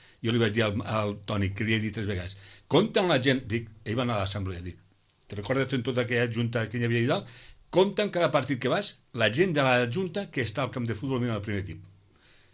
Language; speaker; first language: Catalan; native; Catalan